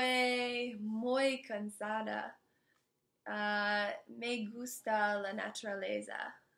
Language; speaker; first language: Spanish; non-native, learner; English